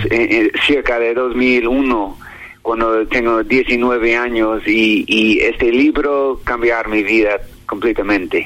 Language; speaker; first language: Spanish; non-native, learner; English